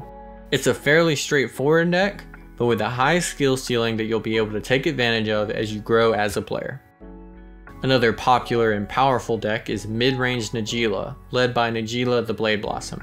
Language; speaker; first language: English; native; English